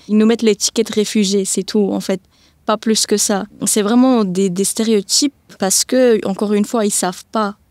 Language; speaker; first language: French; early bilingual, other home language; Persian